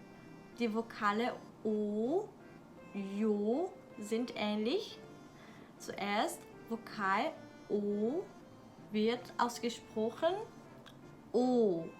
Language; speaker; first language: German; non-native, learner; Korean